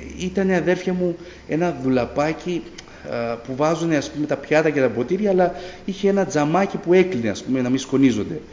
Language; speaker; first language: Greek; early bilingual, other home language; Albanian